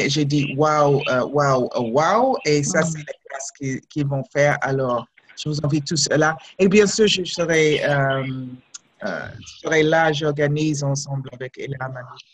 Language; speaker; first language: French; non-native, fluent; English